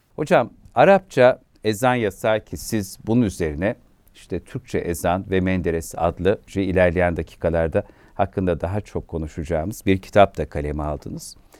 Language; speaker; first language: Turkish; native; Turkish